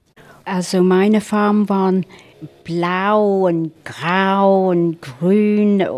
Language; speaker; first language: German; non-native, fluent; English